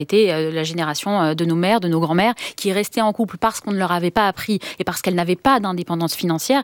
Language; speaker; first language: French; native; French